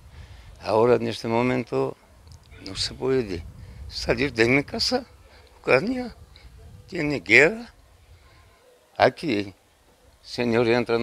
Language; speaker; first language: Spanish; non-native, learner; Ukrainian